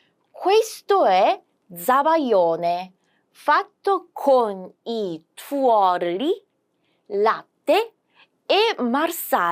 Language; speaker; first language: Italian; non-native, fluent; Korean